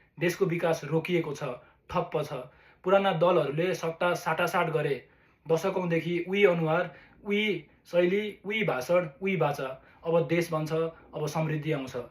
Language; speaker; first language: Nepali; native; Nepali